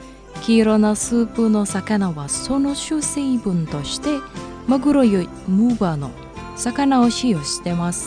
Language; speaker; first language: Japanese; non-native, fluent; Indonesian